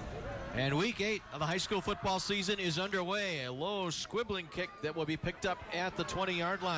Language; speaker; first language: English; native; English